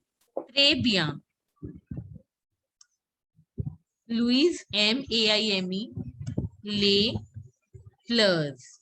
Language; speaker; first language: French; non-native, fluent; Hindi